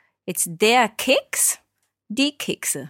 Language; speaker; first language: German; non-native, fluent; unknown